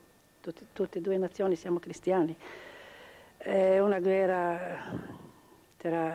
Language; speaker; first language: Italian; non-native, local second language; Croatian